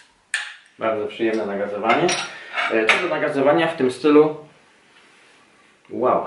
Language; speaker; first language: Polish; native; Polish